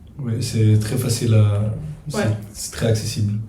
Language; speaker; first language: French; non-native, fluent; Arabic